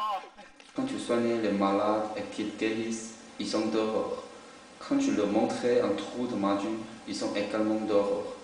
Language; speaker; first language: French; non-native, learner; Chinese